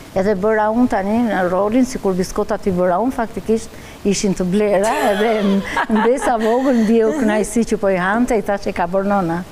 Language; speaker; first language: Albanian; native; Albanian